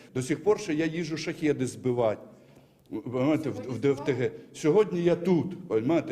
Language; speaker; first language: Ukrainian; native; Ukrainian